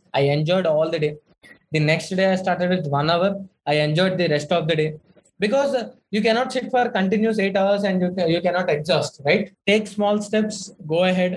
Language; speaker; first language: English; non-native, local second language; Telugu